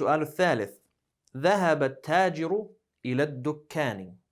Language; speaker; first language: Arabic; non-native, fluent; English